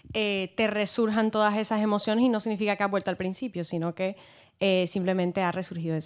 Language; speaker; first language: Spanish; native; Spanish